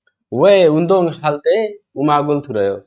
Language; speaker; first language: Korean; non-native, fluent; Nepali